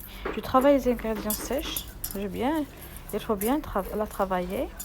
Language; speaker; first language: French; non-native, local second language; Arabic